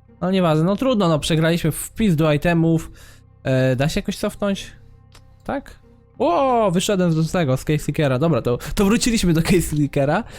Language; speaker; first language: Polish; native; Polish